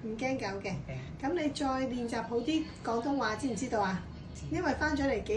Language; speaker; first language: Cantonese; native; Cantonese